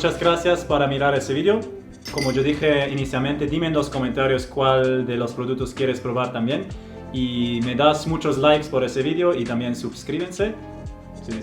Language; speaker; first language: Spanish; non-native, fluent; German